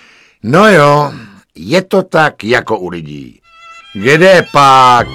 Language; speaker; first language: Czech; native; Czech